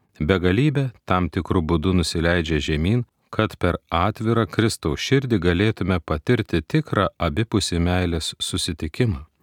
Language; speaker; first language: Lithuanian; native; Lithuanian